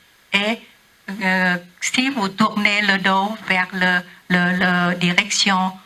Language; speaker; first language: French; non-native, learner; Vietnamese